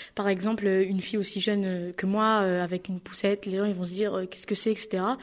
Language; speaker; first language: French; native; French